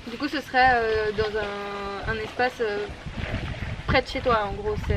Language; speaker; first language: French; native; French